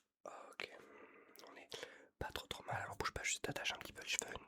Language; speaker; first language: French; native; French